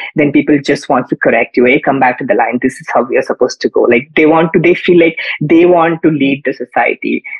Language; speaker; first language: English; non-native, local second language; Kannada